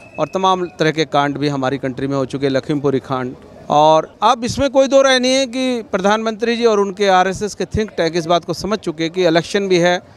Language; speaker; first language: Hindi; native; Hindi